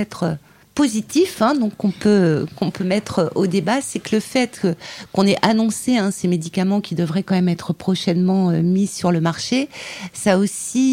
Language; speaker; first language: French; native; French